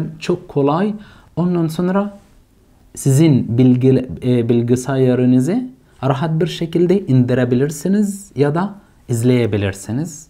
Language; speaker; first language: Turkish; non-native, fluent; Arabic